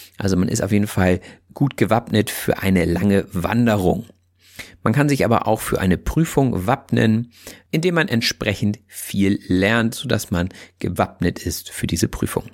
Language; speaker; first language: German; native; German